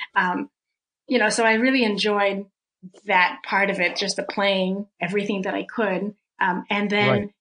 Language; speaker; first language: English; early bilingual, other home language; Russian